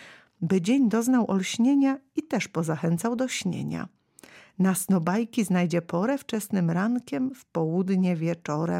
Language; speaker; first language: Polish; native; Polish